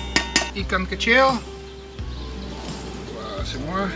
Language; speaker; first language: Indonesian; non-native, learner; Dutch